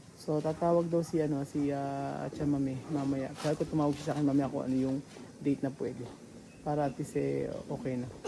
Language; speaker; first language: Filipino; native; Filipino